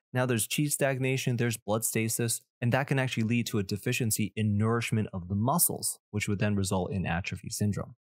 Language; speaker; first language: English; early bilingual, other home language; Chinese